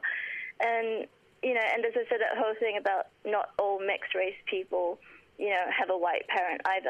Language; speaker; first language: English; native; English